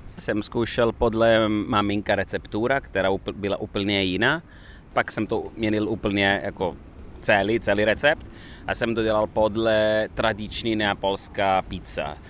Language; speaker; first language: Czech; non-native, fluent; Italian